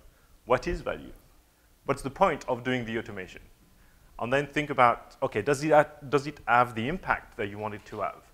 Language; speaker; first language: English; non-native, fluent; French